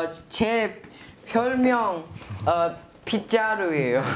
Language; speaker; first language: Korean; non-native, learner; Chinese